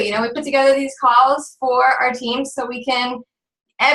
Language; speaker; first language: English; native; English